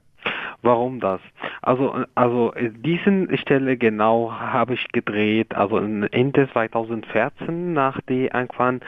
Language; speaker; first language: German; non-native, learner; Arabic